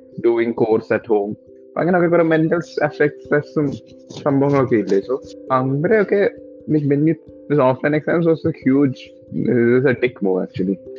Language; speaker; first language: English; early bilingual, other home language; Malayalam